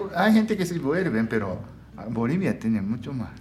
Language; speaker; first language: Spanish; non-native, fluent; Japanese